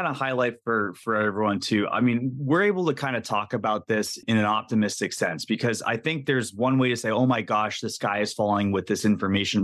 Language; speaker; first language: English; native; English